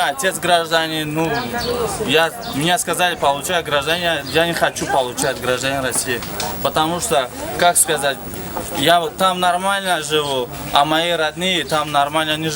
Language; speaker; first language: Russian; non-native, learner; Tajik